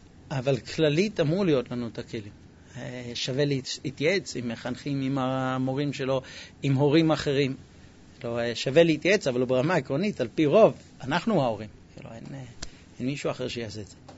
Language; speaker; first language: Hebrew; non-native, fluent; English